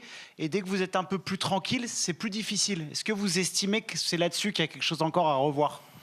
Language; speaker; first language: French; native; French